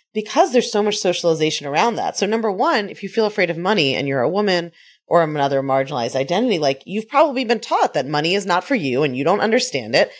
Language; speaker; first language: English; native; English